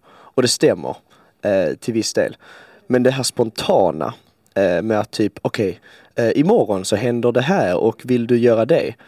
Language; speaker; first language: Swedish; native; Swedish